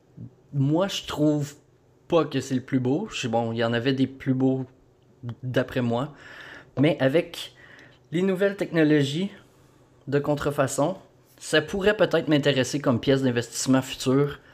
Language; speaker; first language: French; native; French